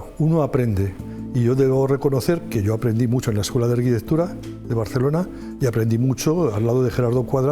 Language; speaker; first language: Spanish; native; Spanish